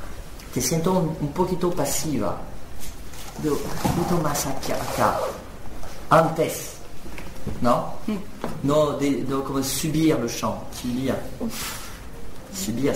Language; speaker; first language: Spanish; non-native, learner; French